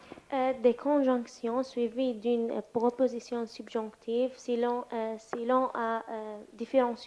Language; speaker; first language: French; non-native, learner; Arabic